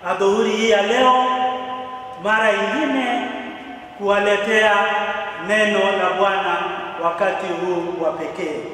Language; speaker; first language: Swahili; non-native, local second language; Luo (Kenya and Tanzania)